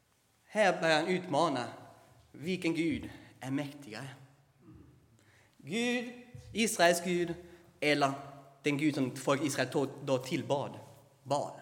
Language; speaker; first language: Swedish; non-native, fluent; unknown